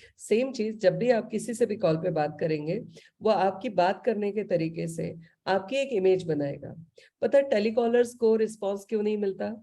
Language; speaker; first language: Hindi; native; Hindi